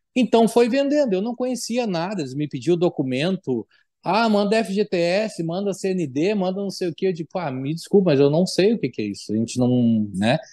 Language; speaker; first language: Portuguese; native; Portuguese